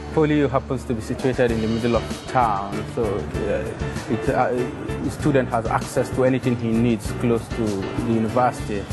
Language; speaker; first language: English; non-native, local second language; Hausa